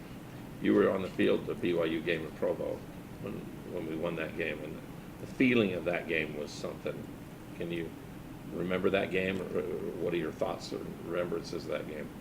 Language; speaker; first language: English; native; English